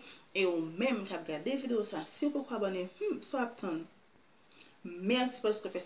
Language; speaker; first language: French; non-native, local second language; Haitian Creole